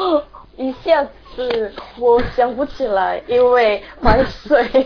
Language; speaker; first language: Chinese; non-native, learner; Korean